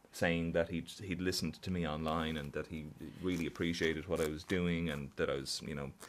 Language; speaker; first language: English; native; English